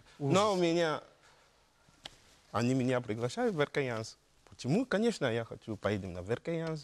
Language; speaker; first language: Russian; non-native, learner; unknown